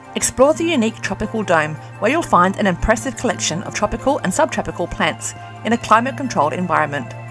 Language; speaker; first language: English; native; English